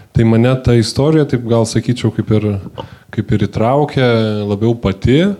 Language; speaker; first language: Lithuanian; native; Lithuanian